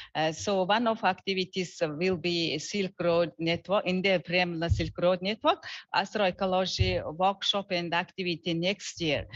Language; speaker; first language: English; non-native, learner; Mongolian